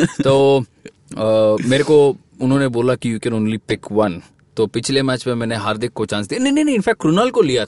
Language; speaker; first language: Hindi; native; Hindi